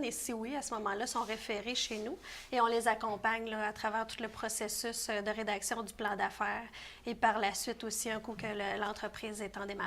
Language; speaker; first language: French; native; French